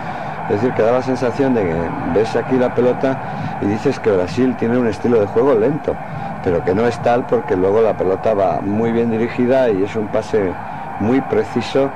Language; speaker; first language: Spanish; native; Spanish